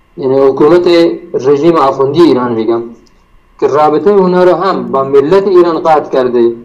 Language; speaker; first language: Persian; non-native, local second language; Baluchi